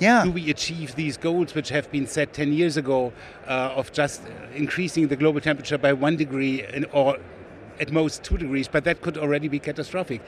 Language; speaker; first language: English; non-native, fluent; German